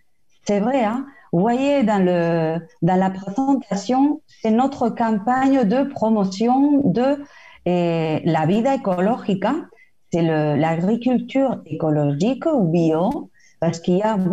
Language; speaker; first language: French; non-native, fluent; Spanish